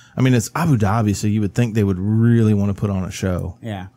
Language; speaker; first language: English; native; English